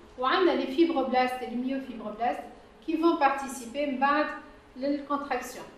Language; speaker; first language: French; non-native, local second language; Arabic